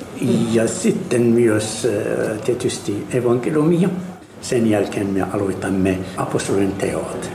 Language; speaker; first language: Finnish; non-native, fluent; Arabic